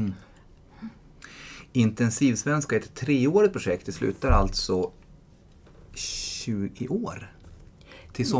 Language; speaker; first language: Swedish; native; Swedish